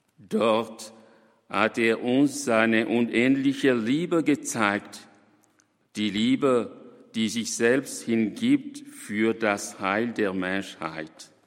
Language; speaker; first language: German; non-native, fluent; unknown